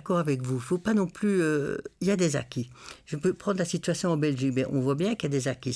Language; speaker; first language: French; native; French